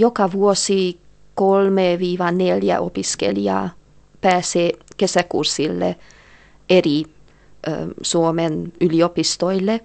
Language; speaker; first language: Finnish; non-native, fluent; Hungarian